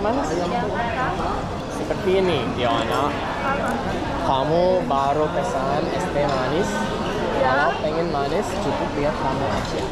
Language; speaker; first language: Indonesian; non-native, learner; English